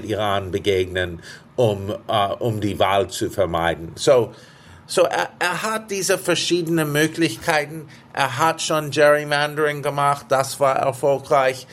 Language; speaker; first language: German; non-native, fluent; English